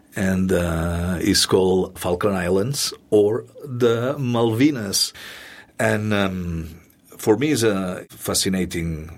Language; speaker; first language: English; non-native, fluent; Spanish